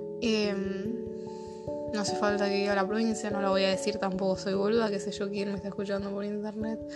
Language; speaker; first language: Spanish; native; Spanish